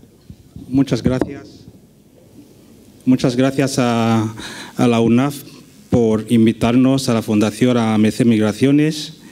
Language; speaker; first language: Spanish; non-native, local second language; Kinyarwanda